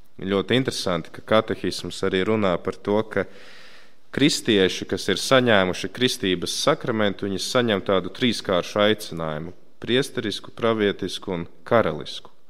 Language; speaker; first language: Latvian; native; Latvian